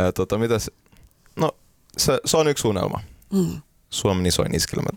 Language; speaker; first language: Finnish; early bilingual, heritage; Finnish